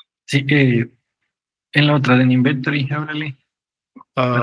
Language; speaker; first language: Spanish; native; Spanish